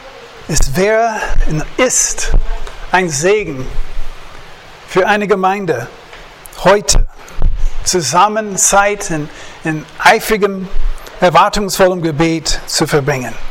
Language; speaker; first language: German; non-native, fluent; English